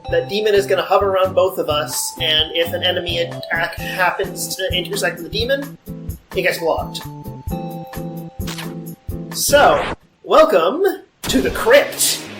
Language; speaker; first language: English; native; English